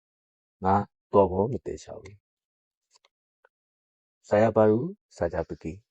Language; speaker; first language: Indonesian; non-native, learner; Burmese